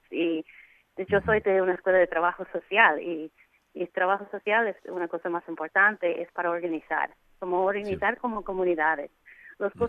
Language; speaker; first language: Spanish; non-native, fluent; English